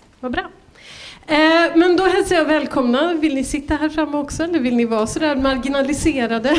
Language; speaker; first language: Swedish; native; Swedish